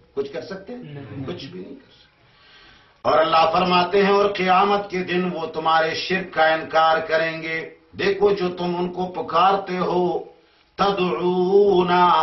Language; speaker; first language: Urdu; non-native, local second language; Pashto